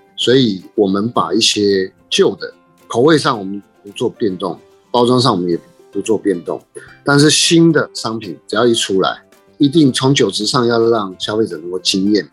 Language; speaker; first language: Chinese; native; Chinese